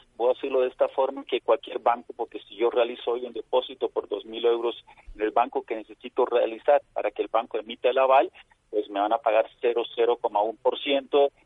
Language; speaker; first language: Spanish; non-native, fluent; German